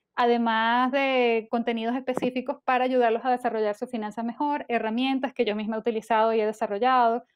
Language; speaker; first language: Spanish; native; Spanish